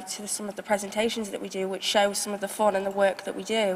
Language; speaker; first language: English; native; English